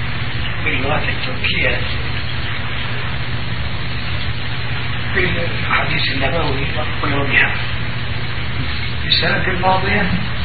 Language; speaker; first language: Arabic; non-native, fluent; Turkish